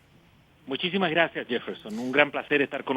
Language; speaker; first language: Spanish; native; Spanish